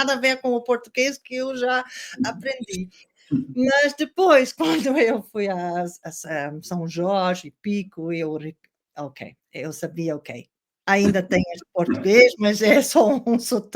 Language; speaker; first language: Portuguese; non-native, learner; Dutch